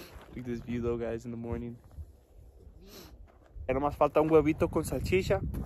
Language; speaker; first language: English; early bilingual, other home language; Spanish